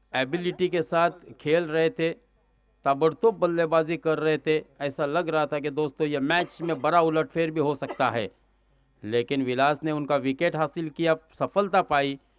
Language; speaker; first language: Hindi; non-native, local second language; Marathi